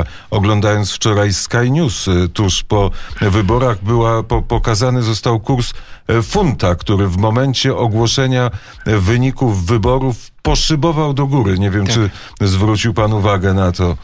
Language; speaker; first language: Polish; native; Polish